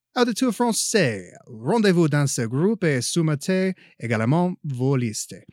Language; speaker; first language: French; non-native, learner; English